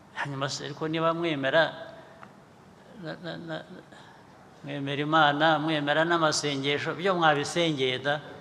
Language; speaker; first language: Kinyarwanda; early bilingual, heritage; Kinyarwanda